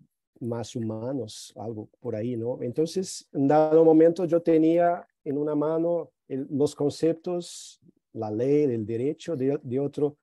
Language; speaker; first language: Spanish; non-native, fluent; Portuguese